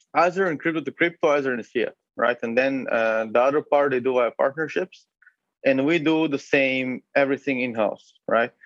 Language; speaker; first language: English; non-native, fluent; Hebrew